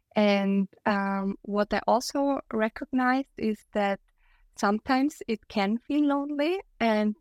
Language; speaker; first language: English; non-native, fluent; German